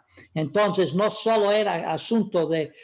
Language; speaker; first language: Spanish; non-native, fluent; English